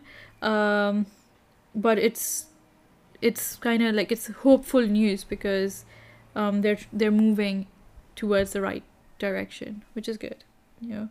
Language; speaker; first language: English; non-native, local second language; Urdu